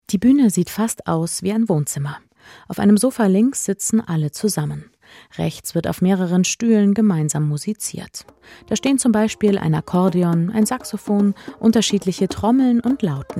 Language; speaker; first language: German; native; German